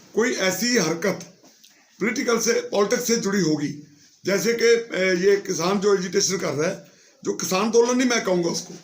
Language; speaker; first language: Hindi; non-native, local second language; Punjabi